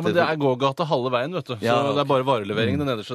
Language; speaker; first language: Norwegian; native; Norwegian